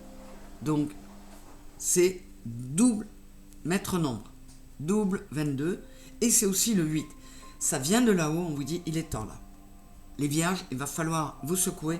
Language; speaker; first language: French; native; French